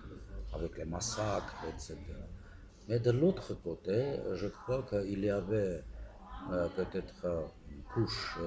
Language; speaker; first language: French; non-native, fluent; Armenian